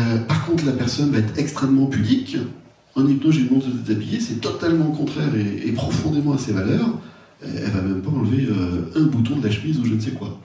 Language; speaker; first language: French; native; French